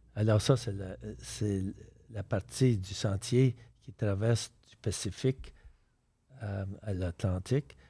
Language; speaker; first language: French; native; French